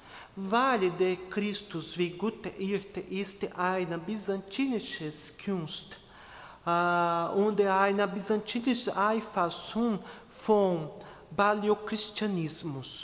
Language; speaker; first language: German; non-native, learner; Portuguese